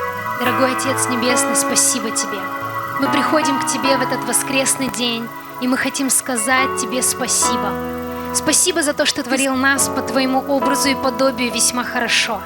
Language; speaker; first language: Russian; native; Russian